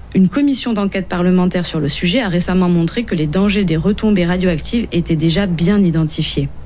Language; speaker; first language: French; native; French